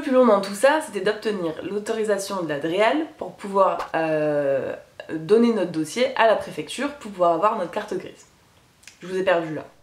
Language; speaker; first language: French; native; French